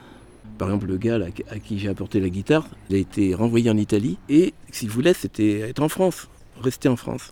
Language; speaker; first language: French; native; French